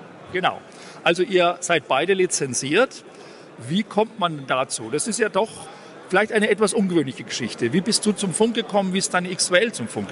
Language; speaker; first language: German; native; German